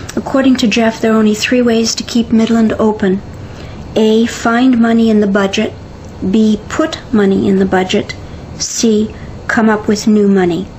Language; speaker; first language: English; native; English